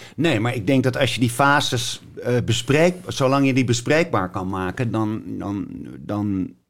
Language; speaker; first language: Dutch; native; Dutch